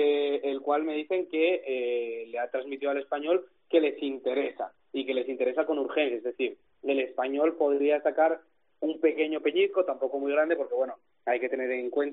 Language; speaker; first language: Spanish; native; Spanish